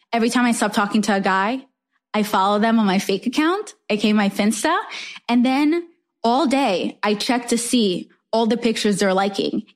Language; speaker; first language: English; non-native, fluent; Hebrew